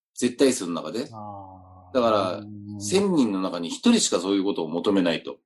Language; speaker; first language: Japanese; native; Japanese